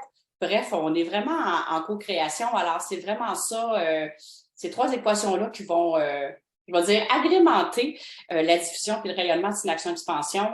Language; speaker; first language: French; native; French